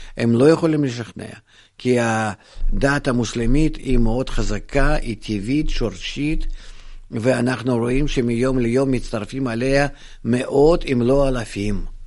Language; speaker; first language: Hebrew; non-native, fluent; Russian